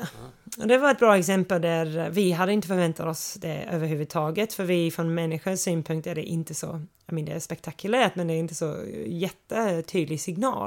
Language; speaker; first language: Swedish; non-native, fluent; English